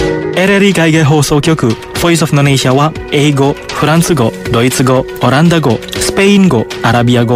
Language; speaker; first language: Japanese; non-native, fluent; Indonesian